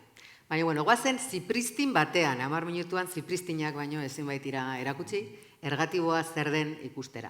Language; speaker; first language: Basque; native; Basque